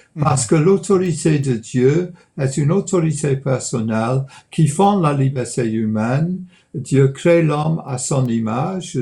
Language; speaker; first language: French; non-native, fluent; English